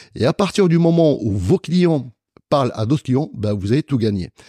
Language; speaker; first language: French; non-native, local second language; Arabic